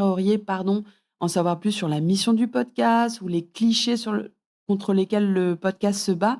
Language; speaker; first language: French; native; French